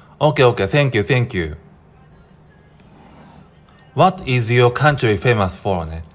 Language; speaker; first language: English; non-native, fluent; Japanese